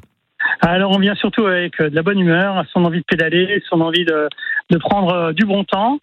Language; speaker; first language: French; native; French